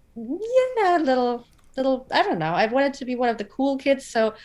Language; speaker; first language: English; non-native, fluent; German